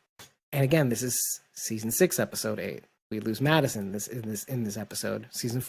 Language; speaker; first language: English; native; English